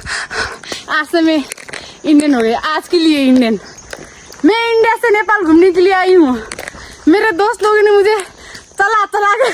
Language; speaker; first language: Nepali; native; Nepali